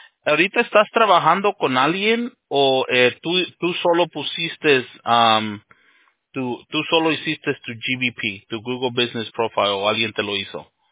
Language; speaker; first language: Spanish; early bilingual, heritage; Spanish